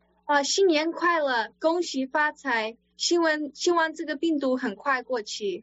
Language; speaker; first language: Chinese; early bilingual, other home language; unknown